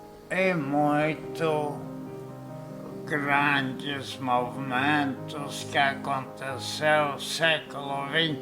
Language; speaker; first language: Portuguese; non-native, fluent; Polish